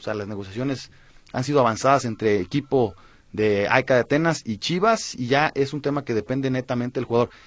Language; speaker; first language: Spanish; native; Spanish